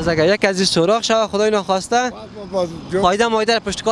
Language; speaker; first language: Persian; native; Persian